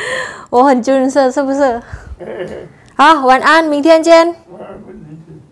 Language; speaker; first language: Chinese; non-native, learner; Javanese